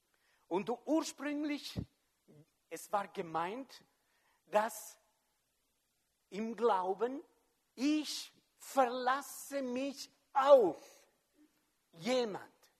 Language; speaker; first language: German; non-native, fluent; French